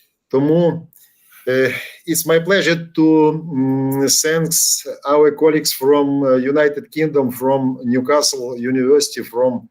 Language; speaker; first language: English; non-native, learner; Ukrainian